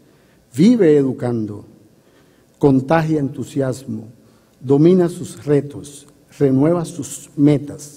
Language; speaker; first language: Spanish; native; Spanish